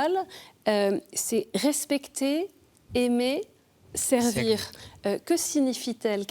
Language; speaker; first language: French; native; French